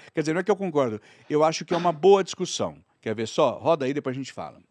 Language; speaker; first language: Portuguese; native; Portuguese